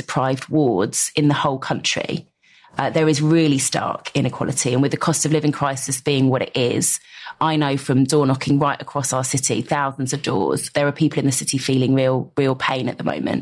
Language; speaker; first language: English; native; English